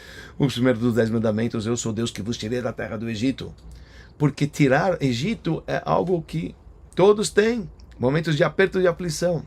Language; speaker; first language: Portuguese; native; Portuguese